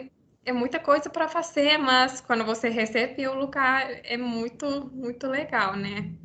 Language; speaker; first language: Portuguese; non-native, learner; Finnish